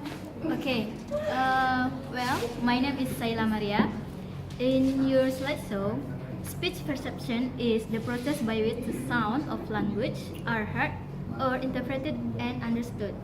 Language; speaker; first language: English; non-native, learner; Indonesian